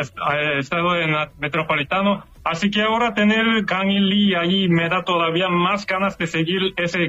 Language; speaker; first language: Spanish; non-native, fluent; Korean